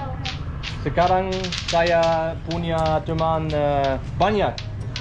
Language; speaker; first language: Indonesian; non-native, learner; German